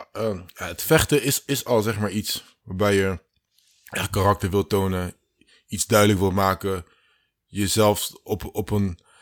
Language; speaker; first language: Dutch; early bilingual, other home language; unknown